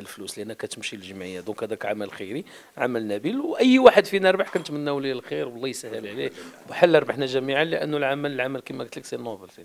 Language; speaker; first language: Arabic; native; Arabic